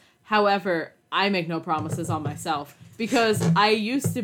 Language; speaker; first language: English; native; English